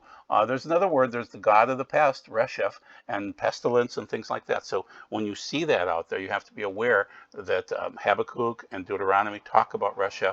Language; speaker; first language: English; native; English